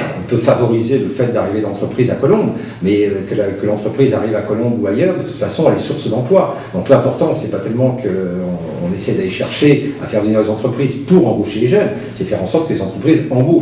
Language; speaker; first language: French; native; French